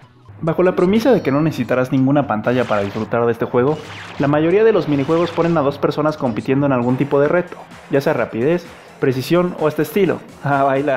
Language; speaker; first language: Spanish; native; Spanish